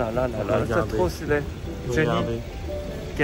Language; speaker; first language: French; non-native, learner; Korean